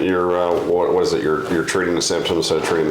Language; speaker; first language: English; native; English